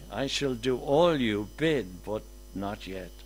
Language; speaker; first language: English; native; English